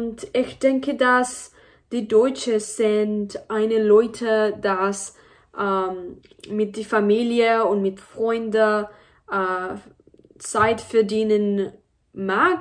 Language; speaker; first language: German; non-native, learner; Spanish